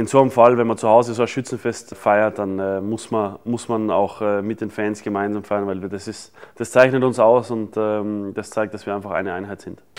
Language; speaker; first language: German; native; German